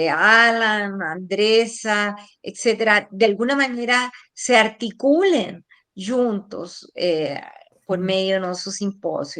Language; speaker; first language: Portuguese; non-native, fluent; Spanish